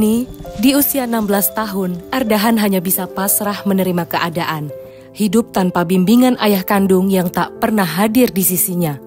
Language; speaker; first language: Indonesian; native; Indonesian